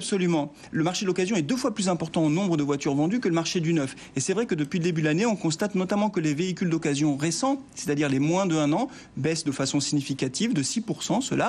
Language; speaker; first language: French; native; French